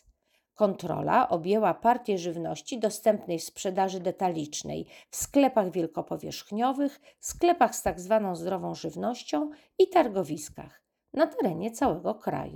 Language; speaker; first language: Polish; native; Polish